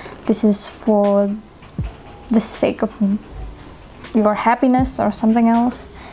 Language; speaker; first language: English; non-native, fluent; Indonesian